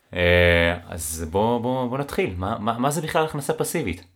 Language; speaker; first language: Hebrew; native; Hebrew